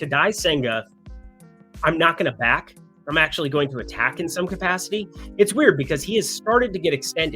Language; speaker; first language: English; native; English